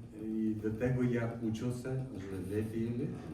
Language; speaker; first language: Polish; non-native, learner; Russian